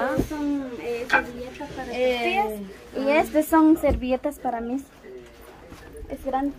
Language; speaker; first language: Spanish; non-native, local second language; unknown